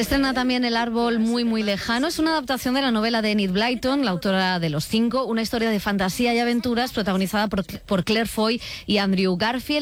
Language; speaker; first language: Spanish; native; Spanish